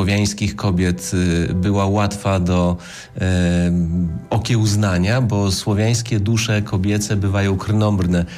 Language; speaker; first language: Polish; native; Polish